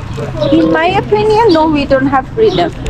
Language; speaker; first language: English; non-native, learner; Persian